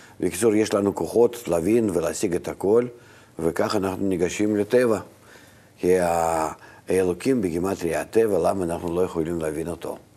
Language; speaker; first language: Hebrew; non-native, fluent; Russian